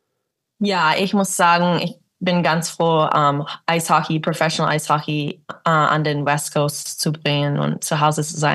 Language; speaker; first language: German; early bilingual, heritage; English